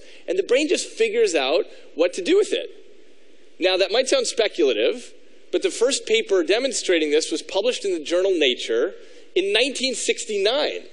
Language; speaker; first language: English; native; English